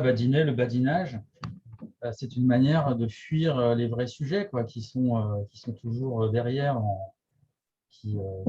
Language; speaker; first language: French; native; French